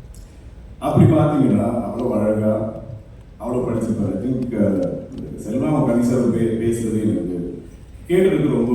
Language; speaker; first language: Tamil; non-native, fluent; Malayalam